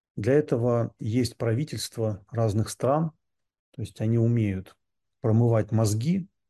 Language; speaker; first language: Russian; native; Russian